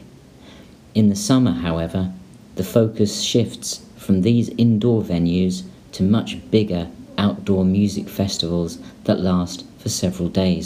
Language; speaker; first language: English; native; English